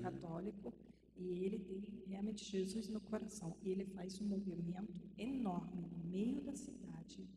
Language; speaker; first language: Portuguese; non-native, fluent; German